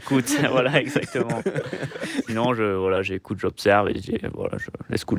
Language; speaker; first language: French; native; French